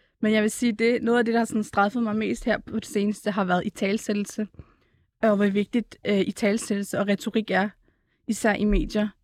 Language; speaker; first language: Danish; early bilingual, other home language; Turkish